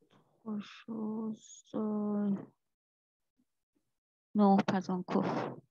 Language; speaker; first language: French; non-native, learner; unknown